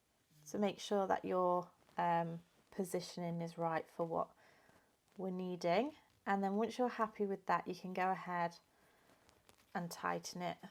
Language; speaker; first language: English; native; English